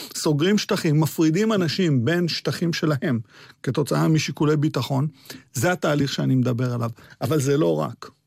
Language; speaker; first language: Hebrew; early bilingual, other home language; Arabic